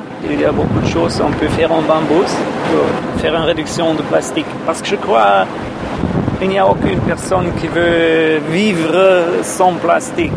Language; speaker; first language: French; non-native, learner; German